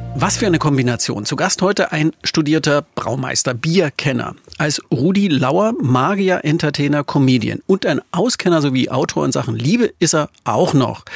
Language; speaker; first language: German; native; German